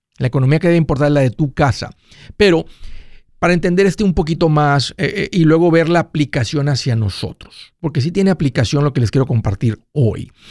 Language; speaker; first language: Spanish; early bilingual, heritage; Spanish